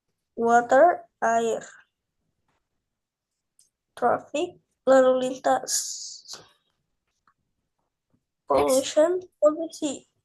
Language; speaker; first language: English; non-native, learner; Indonesian